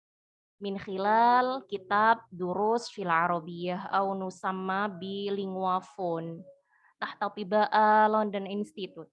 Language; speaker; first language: Arabic; non-native, fluent; Indonesian